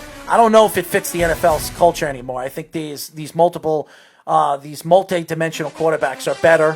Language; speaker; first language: English; native; English